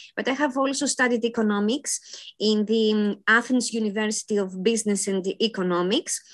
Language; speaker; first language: English; non-native, fluent; Greek